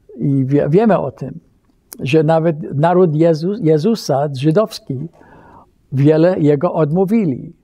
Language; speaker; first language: Polish; early bilingual, heritage; Polish